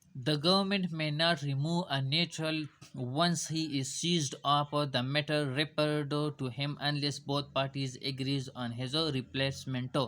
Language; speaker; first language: English; non-native, local second language; Urdu